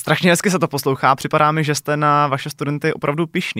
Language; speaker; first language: Czech; native; Czech